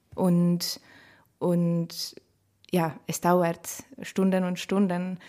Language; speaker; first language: German; non-native, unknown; Estonian